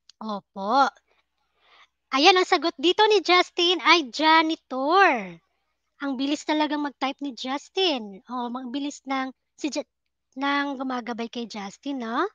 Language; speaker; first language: Filipino; native; Filipino